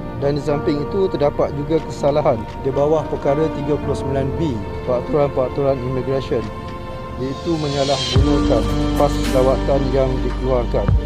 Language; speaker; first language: Malay; native; Malay